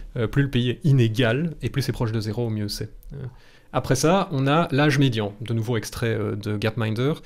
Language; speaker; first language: French; native; French